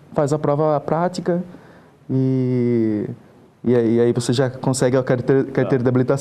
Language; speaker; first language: Portuguese; native; Portuguese